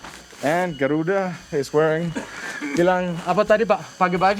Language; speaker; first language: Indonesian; non-native, learner; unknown